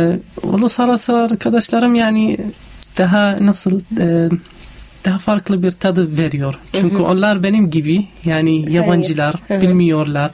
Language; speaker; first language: Turkish; non-native, learner; Arabic